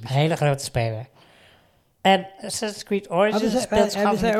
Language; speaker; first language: Dutch; native; Dutch